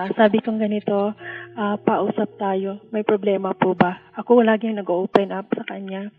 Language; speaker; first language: Filipino; non-native, local second language; Hiligaynon